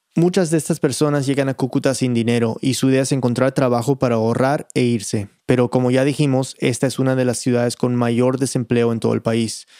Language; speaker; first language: Spanish; early bilingual, heritage; Spanish